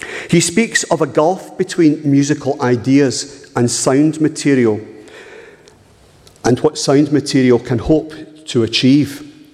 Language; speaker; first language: English; native; English